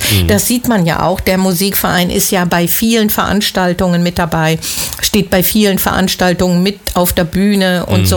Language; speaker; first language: German; native; German